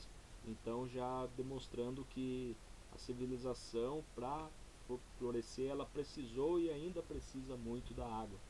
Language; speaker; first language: Portuguese; native; Portuguese